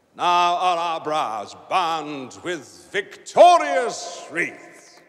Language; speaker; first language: English; native; English